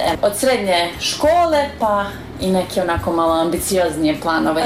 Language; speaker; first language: Croatian; native; Croatian